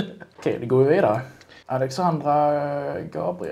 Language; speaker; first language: Swedish; native; Swedish